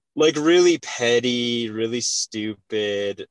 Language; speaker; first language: English; native; English